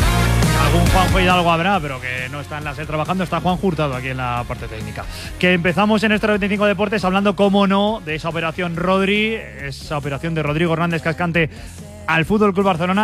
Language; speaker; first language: Spanish; native; Spanish